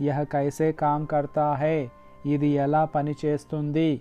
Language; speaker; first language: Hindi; non-native, local second language; Telugu